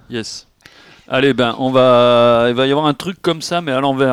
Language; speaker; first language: French; native; French